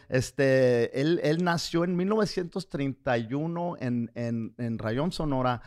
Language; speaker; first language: Spanish; early bilingual, heritage; Spanish